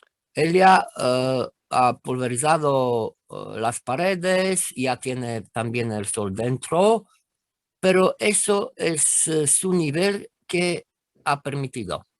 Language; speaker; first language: Spanish; non-native, fluent; Romanian